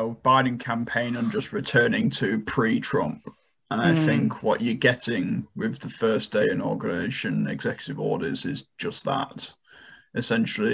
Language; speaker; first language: English; native; English